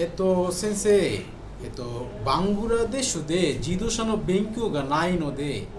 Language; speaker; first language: Japanese; non-native, learner; Bangla